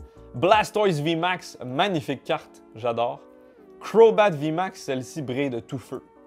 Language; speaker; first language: French; native; French